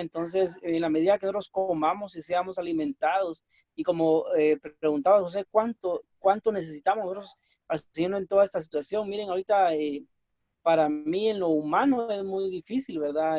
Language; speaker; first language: Spanish; native; Spanish